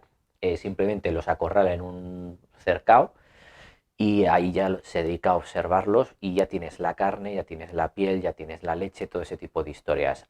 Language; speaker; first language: Spanish; native; Spanish